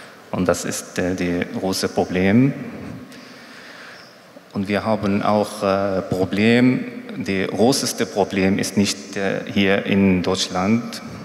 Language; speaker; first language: German; non-native, learner; Arabic